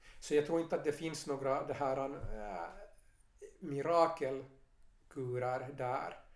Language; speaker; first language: Swedish; native; Swedish